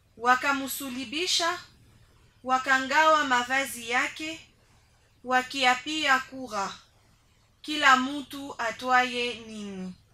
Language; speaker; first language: Swahili; native; Swahili